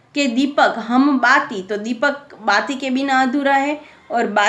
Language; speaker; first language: Hindi; non-native, local second language; Gujarati